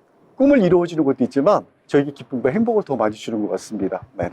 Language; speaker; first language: Korean; native; Korean